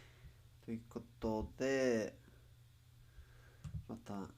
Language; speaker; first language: Japanese; non-native, learner; English